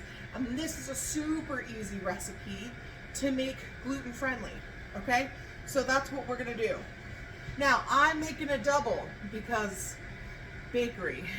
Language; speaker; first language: English; native; English